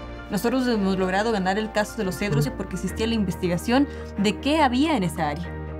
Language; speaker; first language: Spanish; native; Spanish